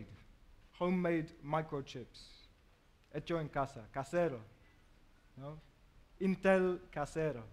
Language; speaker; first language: Spanish; non-native, learner; English